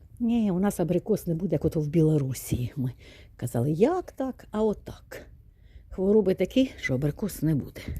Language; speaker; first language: Ukrainian; native; Ukrainian